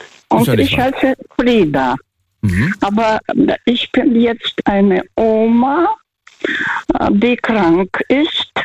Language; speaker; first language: German; non-native, fluent; Russian